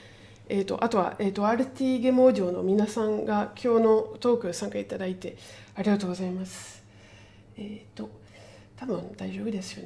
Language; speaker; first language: Japanese; non-native, fluent; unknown